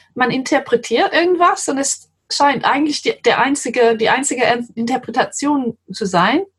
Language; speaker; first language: German; non-native, fluent; English